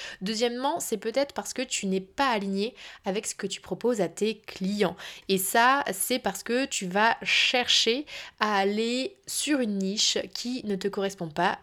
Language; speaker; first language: French; native; French